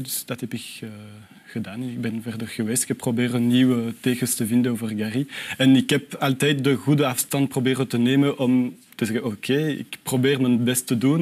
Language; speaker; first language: Dutch; non-native, local second language; French